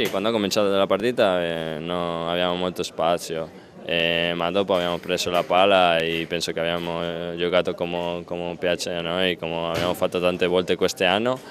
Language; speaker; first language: Italian; non-native, fluent; Spanish